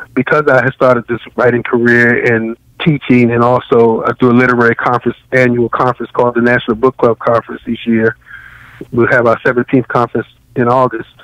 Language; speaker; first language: English; native; English